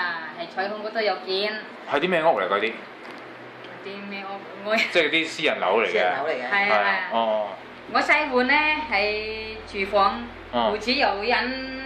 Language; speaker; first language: Chinese; non-native, learner; Indonesian